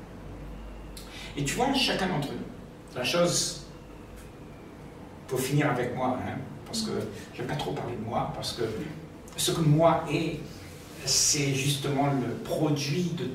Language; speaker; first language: French; native; French